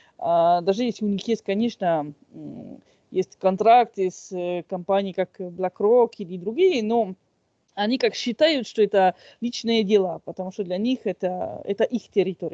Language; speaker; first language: Russian; non-native, fluent; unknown